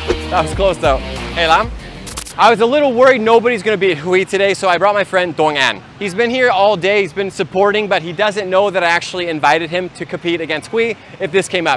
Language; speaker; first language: English; native; English